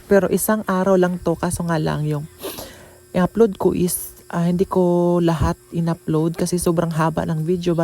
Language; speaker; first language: Filipino; non-native, local second language; Cebuano